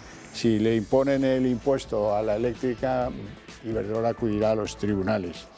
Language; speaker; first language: Spanish; native; Spanish